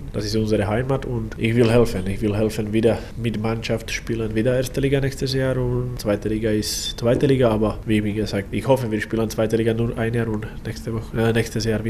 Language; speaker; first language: German; non-native, learner; Slovak